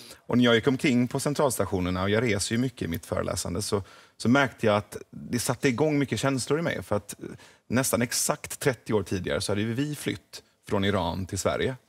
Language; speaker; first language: Swedish; early bilingual, other home language; Persian